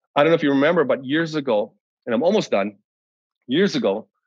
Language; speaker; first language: English; native; English